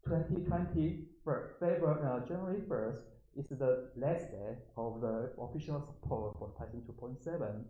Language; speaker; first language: English; non-native, learner; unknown